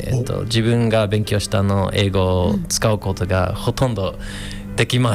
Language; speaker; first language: Japanese; non-native, fluent; English